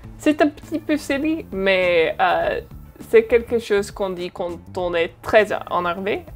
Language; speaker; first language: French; non-native, fluent; English